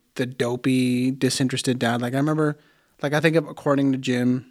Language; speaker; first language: English; early bilingual, other home language; Plautdietsch